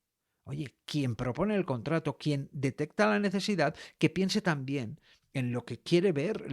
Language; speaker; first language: Spanish; native; Spanish